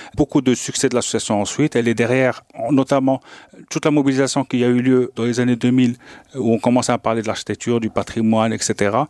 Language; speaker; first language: French; non-native, local second language; Arabic